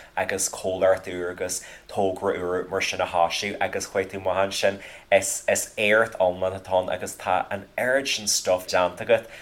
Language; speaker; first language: Irish; native; Irish